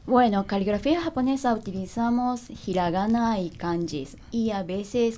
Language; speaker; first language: Spanish; non-native, learner; Japanese